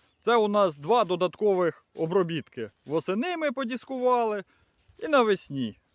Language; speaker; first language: Ukrainian; native; Ukrainian